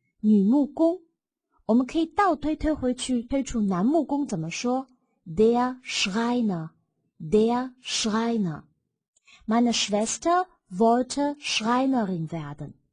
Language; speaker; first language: German; non-native, fluent; Chinese